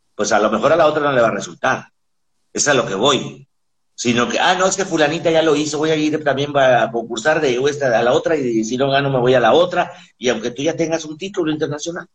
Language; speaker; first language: Spanish; native; Spanish